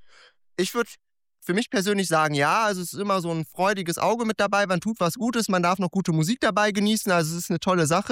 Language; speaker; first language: German; native; German